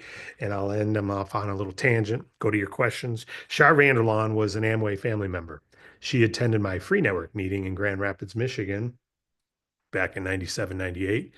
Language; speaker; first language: English; native; English